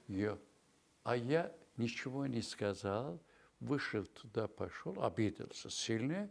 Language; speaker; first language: Russian; non-native, local second language; Azerbaijani